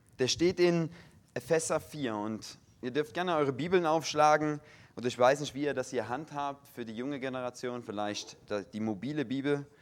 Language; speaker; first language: German; native; German